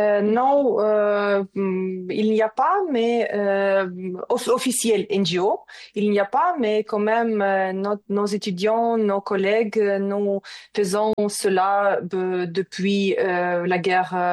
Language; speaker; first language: French; non-native, learner; Ukrainian